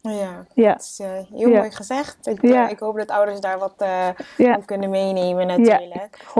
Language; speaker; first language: Dutch; native; Dutch